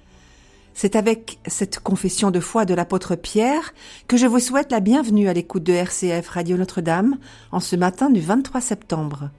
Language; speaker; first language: French; native; French